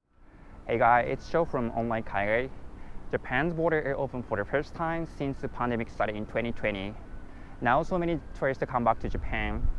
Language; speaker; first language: English; non-native, fluent; Japanese